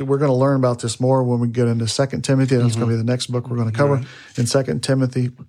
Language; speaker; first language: English; native; English